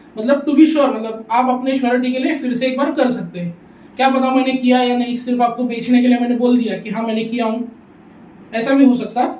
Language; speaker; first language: Hindi; non-native, local second language; Urdu